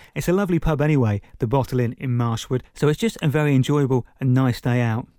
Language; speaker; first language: English; native; English